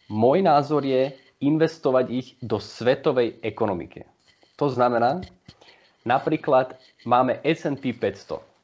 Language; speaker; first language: Slovak; early bilingual, heritage; Slovak